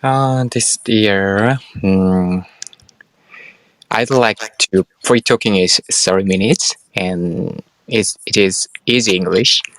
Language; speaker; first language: English; non-native, learner; Korean